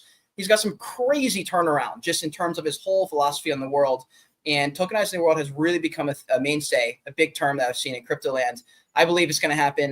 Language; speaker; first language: English; native; English